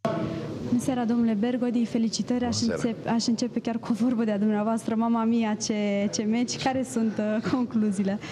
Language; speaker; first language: Romanian; native; Romanian